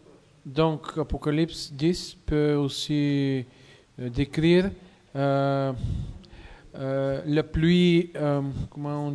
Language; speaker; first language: French; non-native, fluent; Bulgarian